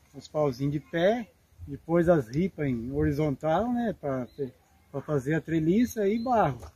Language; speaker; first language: Portuguese; native; Portuguese